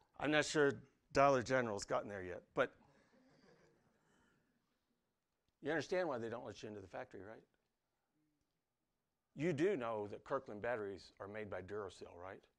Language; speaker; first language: English; native; English